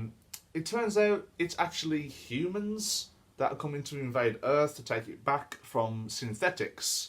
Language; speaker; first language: English; native; English